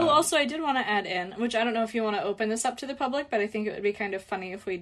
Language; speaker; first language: English; native; English